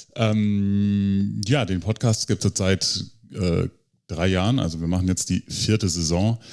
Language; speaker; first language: German; native; German